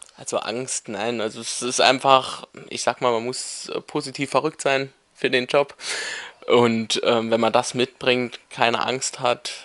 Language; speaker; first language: German; native; German